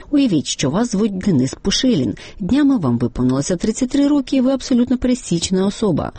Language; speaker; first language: Ukrainian; native; Ukrainian